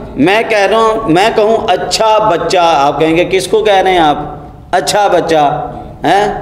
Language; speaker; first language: Urdu; non-native, local second language; Punjabi